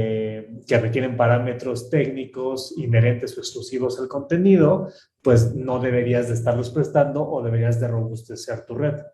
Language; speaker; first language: Spanish; native; Spanish